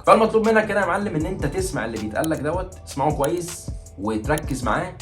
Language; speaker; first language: Arabic; native; Arabic